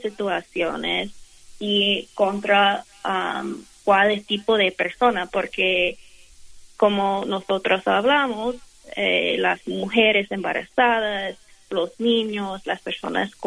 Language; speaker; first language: Spanish; non-native, learner; English